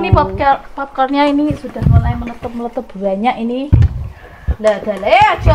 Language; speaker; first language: Indonesian; non-native, local second language; Javanese